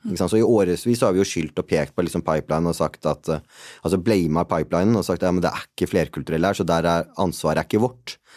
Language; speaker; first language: Norwegian; early bilingual, other home language; Punjabi